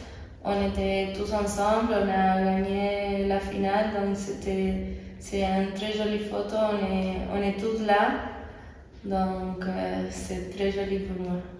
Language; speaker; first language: French; non-native, fluent; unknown